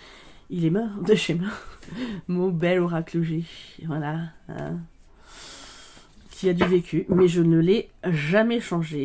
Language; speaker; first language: French; native; French